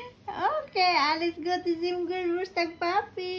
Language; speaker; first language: German; non-native, learner; Filipino